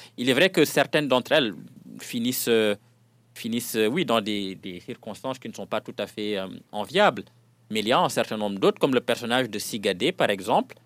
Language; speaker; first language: French; non-native, local second language; Serer